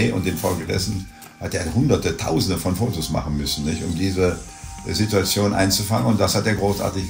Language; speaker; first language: German; native; German